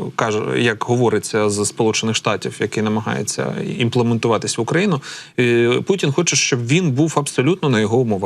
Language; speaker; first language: Ukrainian; native; Ukrainian